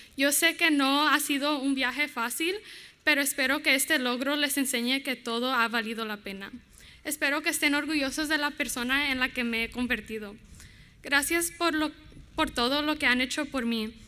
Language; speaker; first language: Spanish; early bilingual, heritage; Spanish